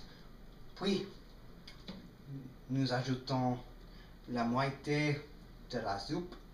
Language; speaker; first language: French; non-native, learner; English